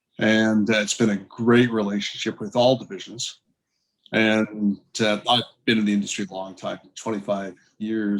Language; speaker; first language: English; native; English